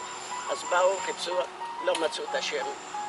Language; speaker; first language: Hebrew; non-native, fluent; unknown